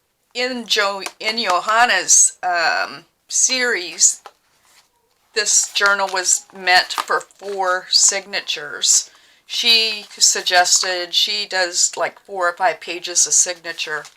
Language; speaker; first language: English; native; English